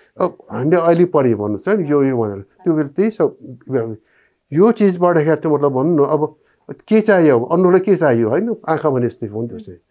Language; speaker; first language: Nepali; non-native, local second language; Newari